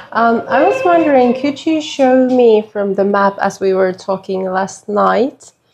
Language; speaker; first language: English; non-native, fluent; Finnish